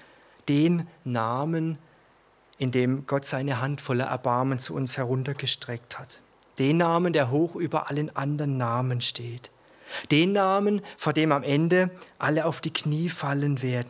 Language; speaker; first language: German; native; German